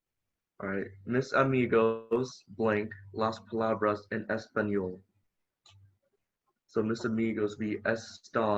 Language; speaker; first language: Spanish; non-native, learner; English